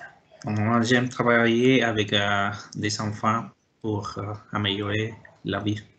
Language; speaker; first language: French; non-native, learner; Spanish